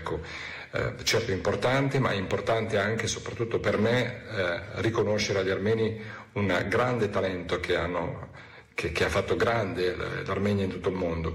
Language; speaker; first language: Italian; native; Italian